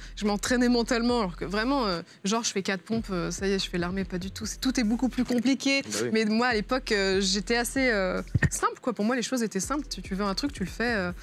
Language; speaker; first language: French; native; French